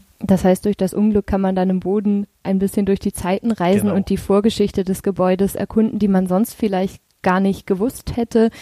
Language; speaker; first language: German; native; German